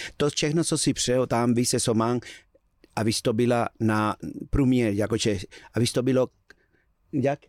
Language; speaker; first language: Czech; non-native, learner; Spanish